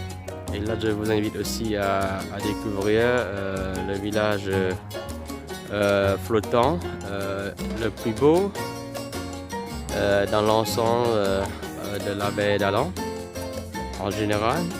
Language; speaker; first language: French; non-native, fluent; Vietnamese